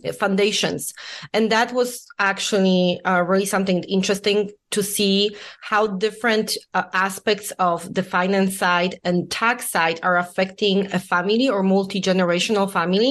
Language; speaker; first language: English; non-native, fluent; Polish